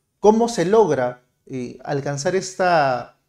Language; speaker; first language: Spanish; native; Spanish